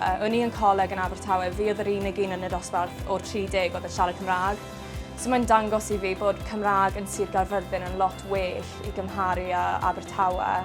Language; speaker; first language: Welsh; native; Welsh